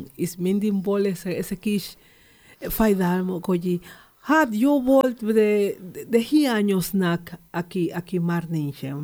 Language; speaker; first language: Hungarian; non-native, fluent; Spanish